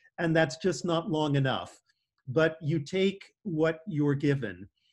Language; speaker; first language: English; native; English